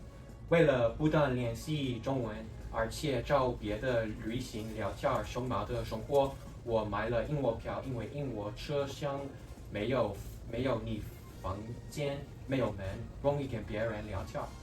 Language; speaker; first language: Chinese; non-native, learner; English